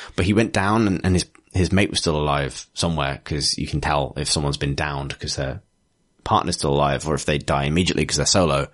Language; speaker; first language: English; native; English